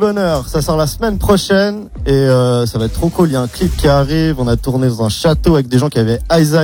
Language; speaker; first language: French; native; French